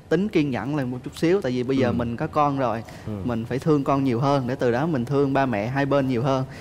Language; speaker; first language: Vietnamese; native; Vietnamese